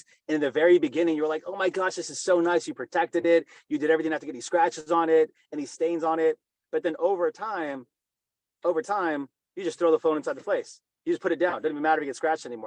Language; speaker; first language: English; native; English